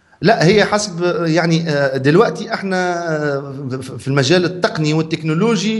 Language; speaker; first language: Arabic; native; Arabic